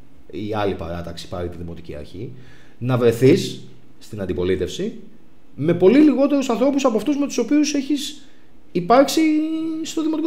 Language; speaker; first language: Greek; native; Greek